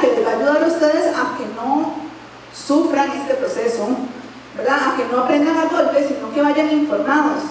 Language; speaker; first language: Spanish; native; Spanish